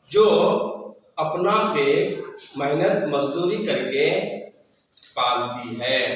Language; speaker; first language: Hindi; non-native, local second language; Kannada